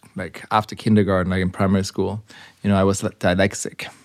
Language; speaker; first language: English; non-native, fluent; German